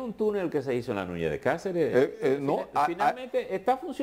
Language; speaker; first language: Spanish; native; Spanish